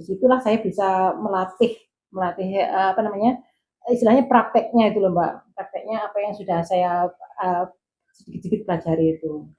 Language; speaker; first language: Indonesian; non-native, local second language; Javanese